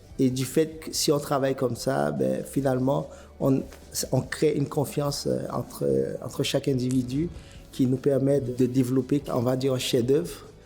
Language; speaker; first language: French; native; French